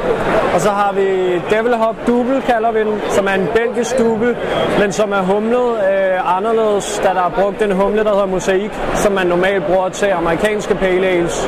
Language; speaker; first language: Danish; native; Danish